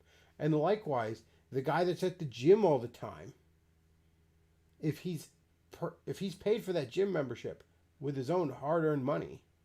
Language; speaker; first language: English; native; English